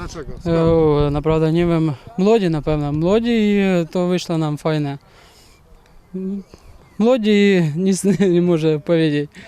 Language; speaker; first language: Polish; non-native, learner; Ukrainian